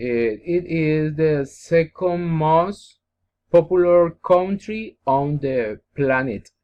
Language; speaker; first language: English; non-native, learner; Spanish